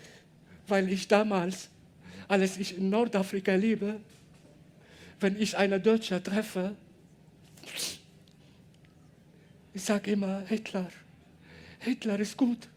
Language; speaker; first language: German; non-native, learner; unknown